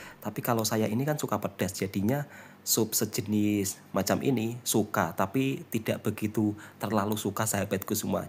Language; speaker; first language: Indonesian; native; Indonesian